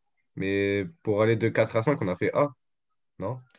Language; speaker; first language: French; native; French